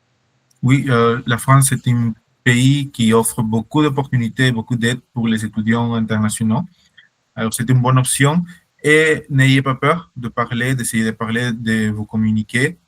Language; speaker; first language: French; non-native, fluent; Spanish